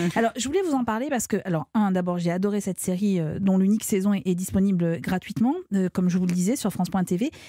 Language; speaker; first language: French; native; French